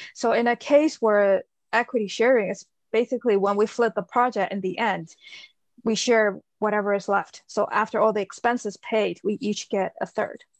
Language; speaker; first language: English; early bilingual, other home language; Chinese